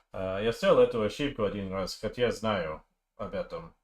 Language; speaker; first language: Russian; non-native, learner; English